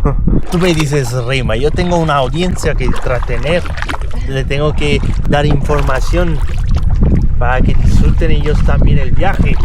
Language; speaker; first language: Spanish; non-native, fluent; Italian